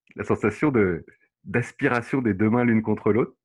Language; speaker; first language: French; native; French